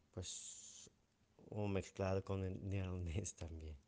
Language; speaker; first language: Spanish; non-native, fluent; Dutch